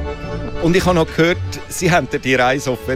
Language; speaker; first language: German; native; German